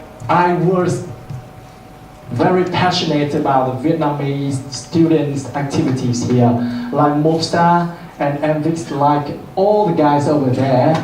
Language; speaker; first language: English; non-native, fluent; Vietnamese